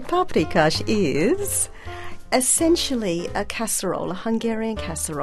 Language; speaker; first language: English; native; English